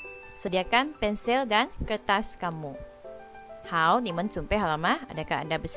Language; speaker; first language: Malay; non-native, local second language; Chinese